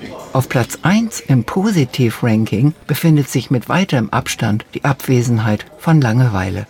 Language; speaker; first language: German; native; German